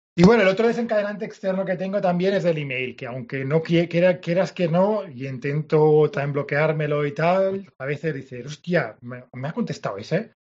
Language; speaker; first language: Spanish; native; Spanish